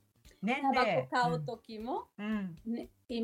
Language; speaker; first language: Japanese; non-native, learner; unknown